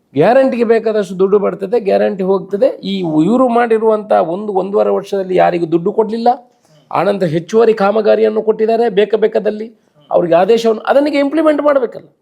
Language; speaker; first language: Kannada; non-native, local second language; Tulu